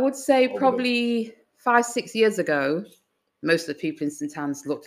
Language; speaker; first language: English; native; English